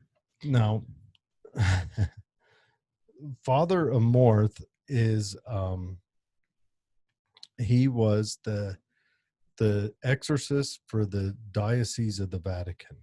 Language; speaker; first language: English; native; English